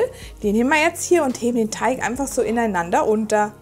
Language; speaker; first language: German; native; German